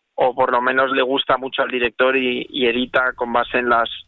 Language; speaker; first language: Spanish; native; Spanish